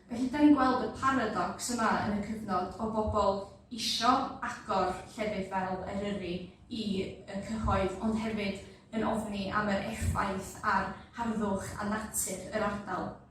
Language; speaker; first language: Welsh; native; Welsh